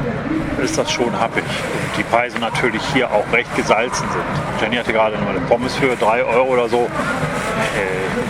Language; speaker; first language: German; native; German